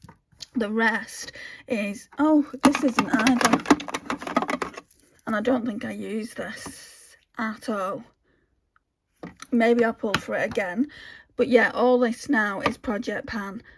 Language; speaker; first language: English; native; English